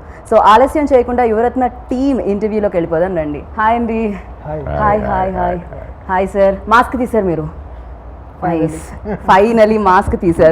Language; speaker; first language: Telugu; native; Telugu